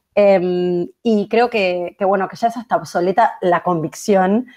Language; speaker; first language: Spanish; native; Spanish